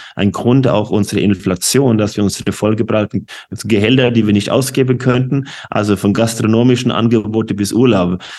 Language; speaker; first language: German; non-native, fluent; Norwegian